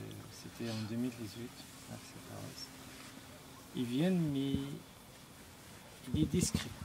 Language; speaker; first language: French; non-native, local second language; Arabic